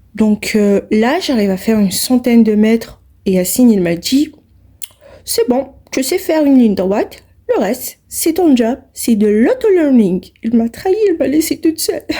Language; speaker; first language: French; non-native, local second language; Arabic